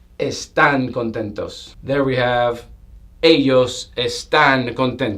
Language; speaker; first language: Spanish; non-native, fluent; English